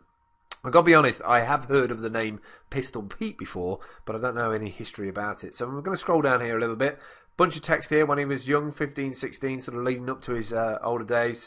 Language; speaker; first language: English; native; English